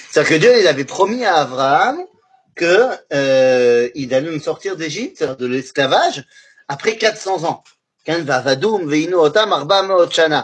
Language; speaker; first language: French; native; French